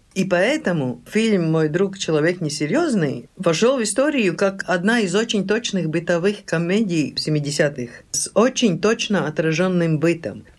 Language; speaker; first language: Russian; non-native, local second language; Latvian